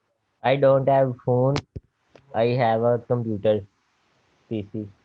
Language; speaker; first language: English; non-native, learner; Urdu